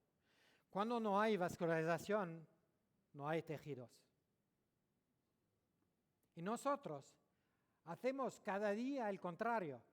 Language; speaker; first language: Spanish; non-native, learner; French